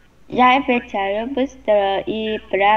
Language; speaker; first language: Russian; non-native, learner; Vietnamese